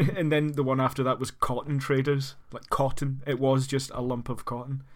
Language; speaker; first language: English; native; English